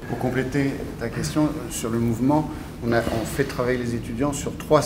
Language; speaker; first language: French; native; French